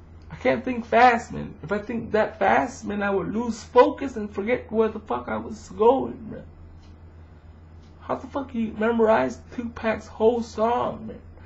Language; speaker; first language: English; early bilingual, other home language; Vietnamese